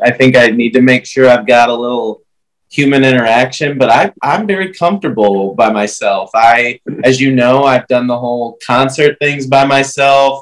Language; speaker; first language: English; native; English